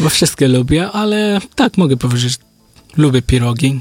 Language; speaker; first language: Polish; non-native, learner; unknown